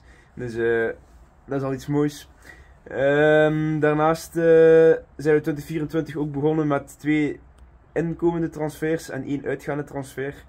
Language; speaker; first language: Dutch; native; Dutch